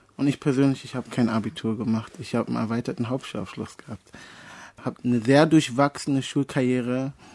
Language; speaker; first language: German; early bilingual, other home language; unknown